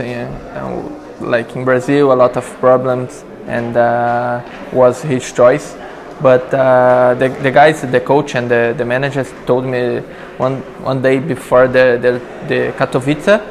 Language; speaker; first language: English; non-native, learner; Portuguese